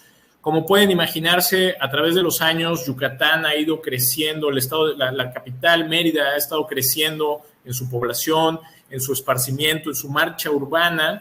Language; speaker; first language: Spanish; native; Spanish